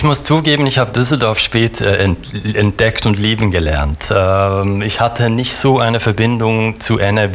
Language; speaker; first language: German; native; German